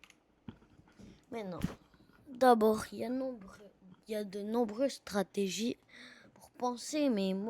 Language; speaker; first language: French; non-native, learner; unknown